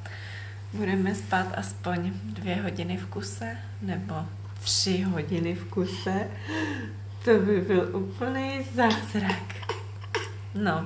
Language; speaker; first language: Czech; native; Czech